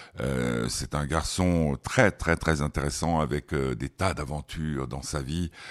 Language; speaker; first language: French; native; French